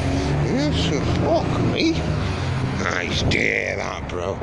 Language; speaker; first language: English; native; English